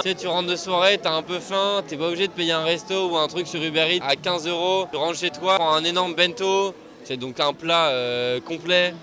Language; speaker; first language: French; native; French